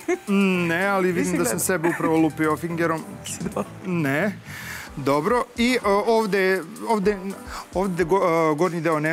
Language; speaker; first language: Serbian; native; Serbian